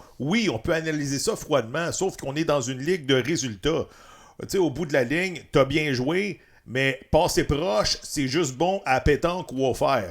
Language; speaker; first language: French; native; French